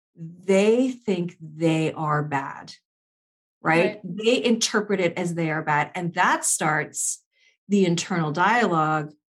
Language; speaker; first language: English; native; English